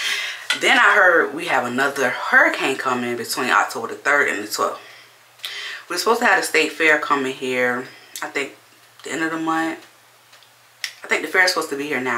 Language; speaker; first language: English; native; English